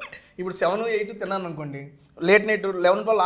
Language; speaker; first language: Telugu; native; Telugu